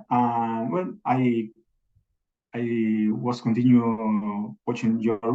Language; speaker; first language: English; non-native, learner; Spanish